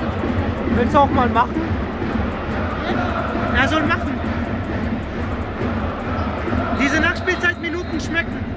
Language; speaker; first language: German; native; German